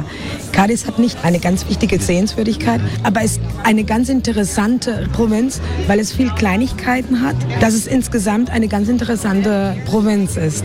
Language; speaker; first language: German; non-native, fluent; Spanish